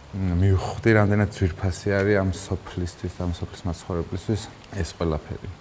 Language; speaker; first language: Georgian; native; Georgian